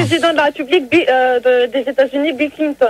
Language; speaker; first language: French; native; French